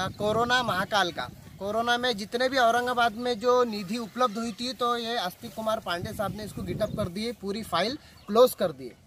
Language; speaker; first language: Hindi; non-native, local second language; Urdu